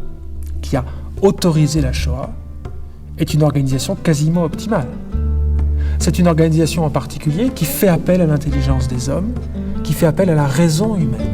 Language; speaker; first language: French; native; French